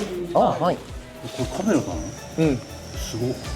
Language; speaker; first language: Japanese; native; Japanese